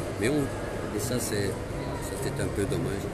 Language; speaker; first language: French; non-native, local second language; Dutch